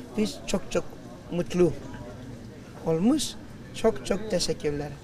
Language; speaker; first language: Turkish; non-native, learner; Greek